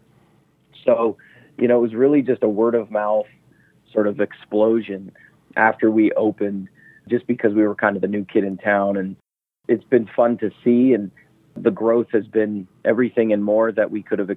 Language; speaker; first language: English; native; English